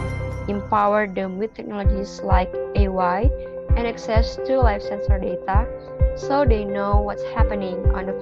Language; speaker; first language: English; non-native, learner; Indonesian